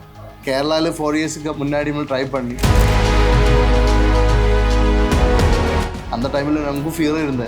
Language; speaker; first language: Tamil; non-native, learner; Malayalam